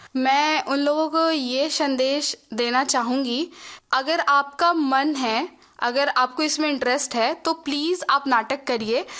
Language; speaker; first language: Hindi; non-native, local second language; Maithili